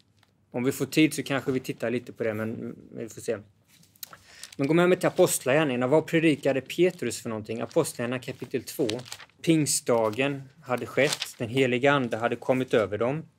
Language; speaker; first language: Swedish; native; Swedish